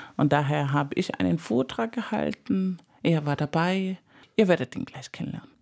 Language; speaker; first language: German; non-native, fluent; Spanish